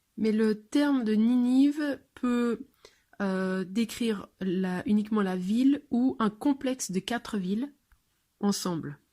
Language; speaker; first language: French; non-native, fluent; English